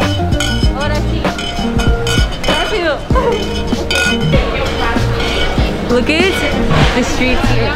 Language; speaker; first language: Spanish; non-native, learner; English